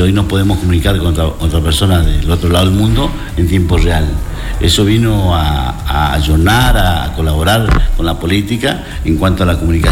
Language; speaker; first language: Spanish; native; Spanish